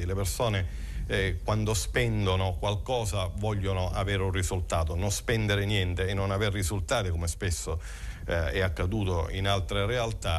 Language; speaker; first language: Italian; native; Italian